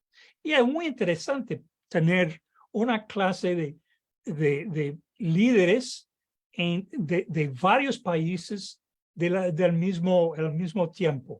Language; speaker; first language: Spanish; non-native, fluent; English